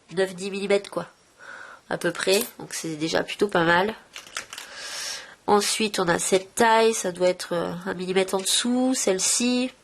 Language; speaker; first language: French; native; French